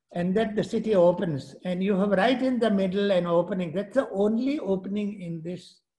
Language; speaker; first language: English; non-native, local second language; Gujarati